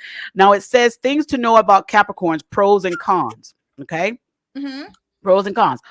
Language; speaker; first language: English; native; English